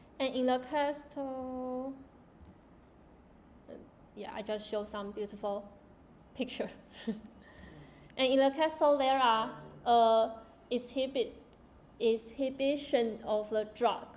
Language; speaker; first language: English; non-native, learner; Chinese